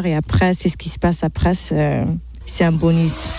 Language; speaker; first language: French; non-native, local second language; German